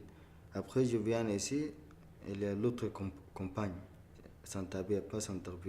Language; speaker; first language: French; non-native, learner; Arabic